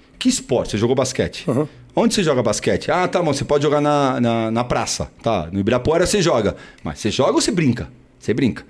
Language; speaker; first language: Portuguese; early bilingual, other home language; Spanish